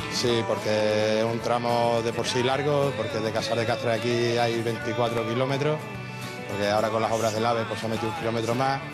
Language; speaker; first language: Spanish; native; Spanish